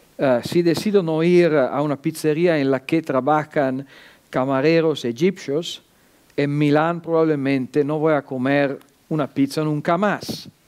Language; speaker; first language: Spanish; non-native, fluent; Italian